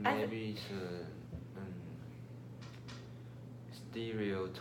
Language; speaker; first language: English; non-native, learner; Chinese